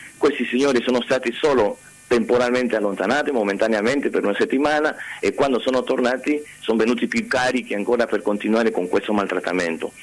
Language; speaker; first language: Italian; non-native, fluent; Spanish